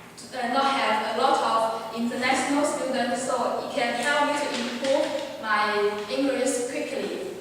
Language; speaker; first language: English; non-native, learner; Chinese